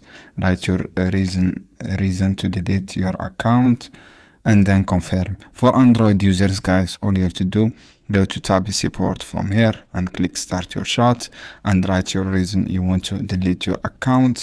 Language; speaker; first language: English; non-native, fluent; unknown